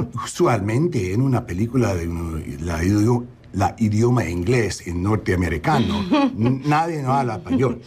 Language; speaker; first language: Spanish; non-native, learner; English